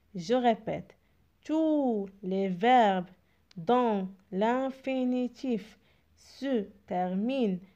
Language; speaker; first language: French; non-native, local second language; Arabic